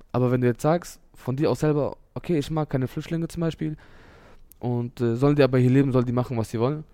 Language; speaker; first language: German; early bilingual, other home language; Urdu